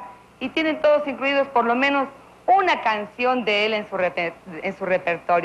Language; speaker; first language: Spanish; native; Spanish